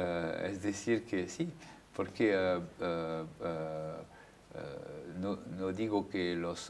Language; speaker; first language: Spanish; non-native, fluent; French